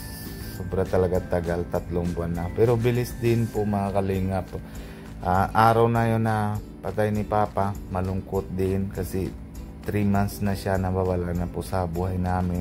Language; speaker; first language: Filipino; non-native, learner; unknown